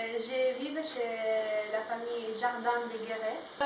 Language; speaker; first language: French; non-native, fluent; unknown